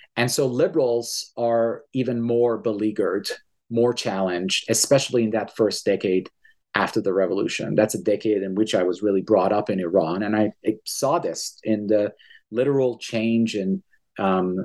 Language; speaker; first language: English; early bilingual, other home language; Persian